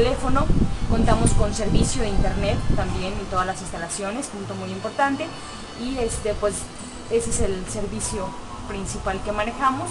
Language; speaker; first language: Spanish; native; Spanish